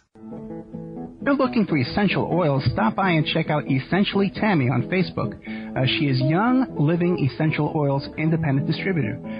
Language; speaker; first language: English; native; English